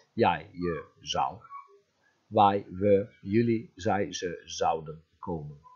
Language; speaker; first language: Dutch; non-native, fluent; Turkish